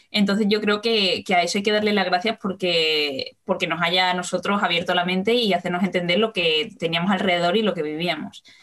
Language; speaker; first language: Spanish; native; Spanish